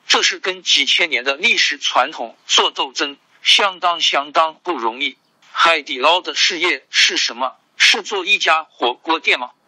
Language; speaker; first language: Chinese; non-native, local second language; Hakka Chinese